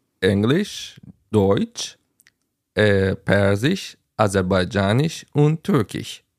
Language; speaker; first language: German; non-native, fluent; Azerbaijani